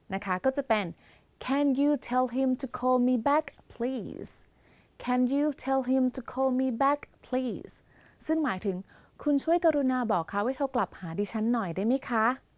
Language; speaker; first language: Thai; native; Thai